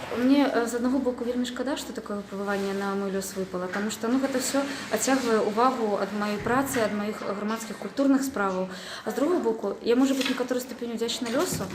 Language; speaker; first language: Belarusian; non-native, local second language; Russian